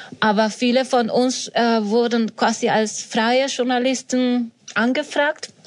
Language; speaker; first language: German; non-native, fluent; Spanish